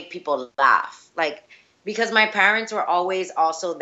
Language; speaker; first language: English; early bilingual, other home language; Spanish